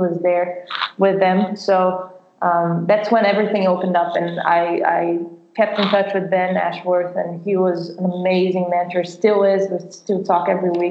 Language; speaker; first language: English; non-native, fluent; Portuguese